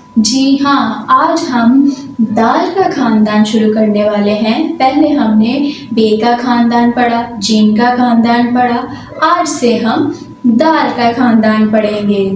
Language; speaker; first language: Urdu; non-native, local second language; Punjabi